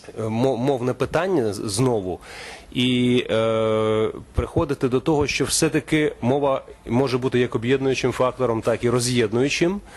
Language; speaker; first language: Ukrainian; non-native, local second language; Russian